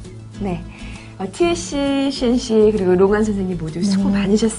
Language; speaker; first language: Korean; native; Korean